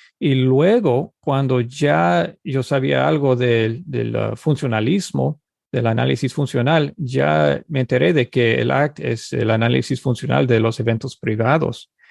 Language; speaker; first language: Spanish; early bilingual, heritage; Spanish